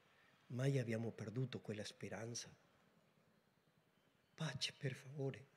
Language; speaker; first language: Italian; non-native, learner; Spanish